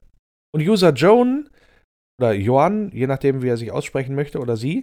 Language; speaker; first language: German; native; German